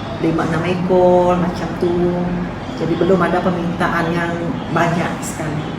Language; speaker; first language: Malay; non-native, local second language; Iban